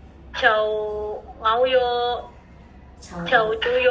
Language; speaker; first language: Cantonese; non-native, learner; Indonesian